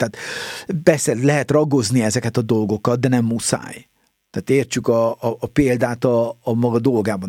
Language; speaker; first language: Hungarian; native; Hungarian